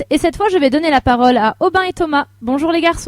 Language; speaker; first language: French; native; French